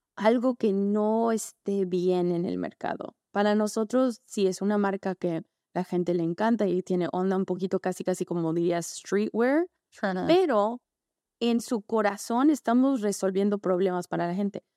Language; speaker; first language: Spanish; early bilingual, heritage; Spanish